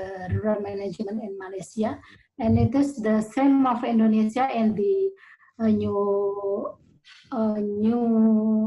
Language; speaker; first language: English; non-native, learner; Indonesian